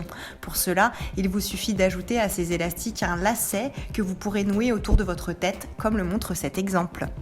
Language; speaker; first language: French; native; French